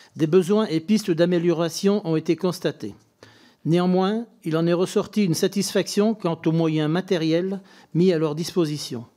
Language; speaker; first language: French; native; French